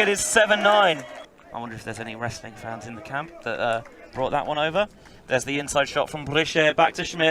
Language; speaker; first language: English; native; English